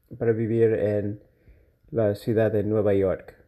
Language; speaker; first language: Spanish; non-native, learner; English